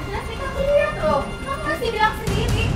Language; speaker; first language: Indonesian; native; Indonesian